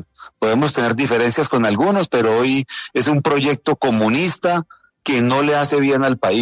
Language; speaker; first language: Spanish; native; Spanish